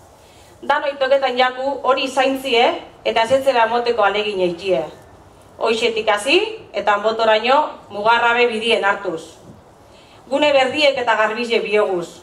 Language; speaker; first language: Basque; native; Basque